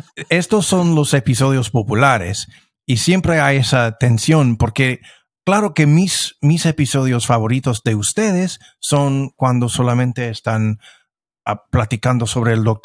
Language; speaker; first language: Spanish; non-native, fluent; English